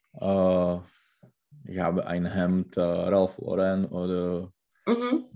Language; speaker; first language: German; non-native, learner; Czech